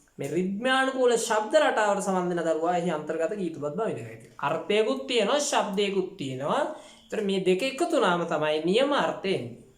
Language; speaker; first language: Sinhala; native; Sinhala